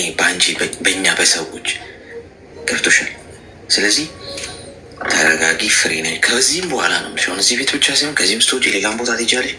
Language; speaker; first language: Amharic; native; Amharic